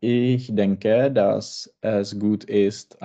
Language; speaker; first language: German; non-native, learner; Czech